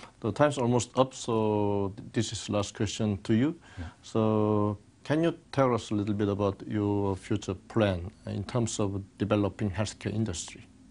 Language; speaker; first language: English; non-native, fluent; Korean